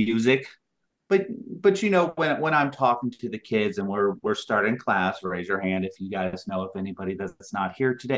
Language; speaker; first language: English; native; English